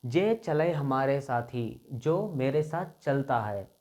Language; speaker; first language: Hindi; non-native, local second language; Kannada